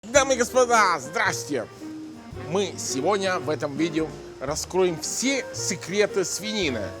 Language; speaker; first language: Russian; non-native, fluent; Italian